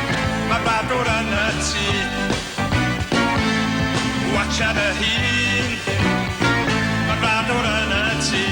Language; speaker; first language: Welsh; native; Welsh